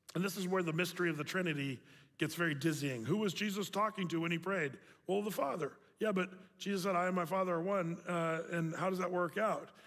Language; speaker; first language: English; native; English